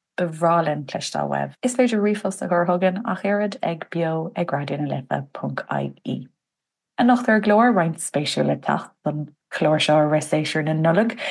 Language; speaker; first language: Irish; non-native, local second language; English